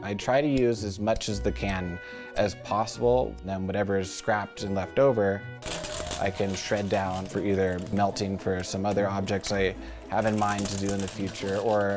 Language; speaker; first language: English; native; English